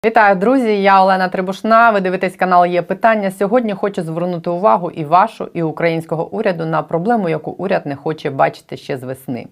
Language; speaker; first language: Ukrainian; native; Ukrainian